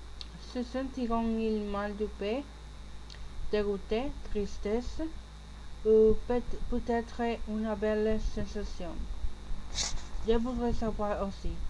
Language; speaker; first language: French; non-native, learner; Spanish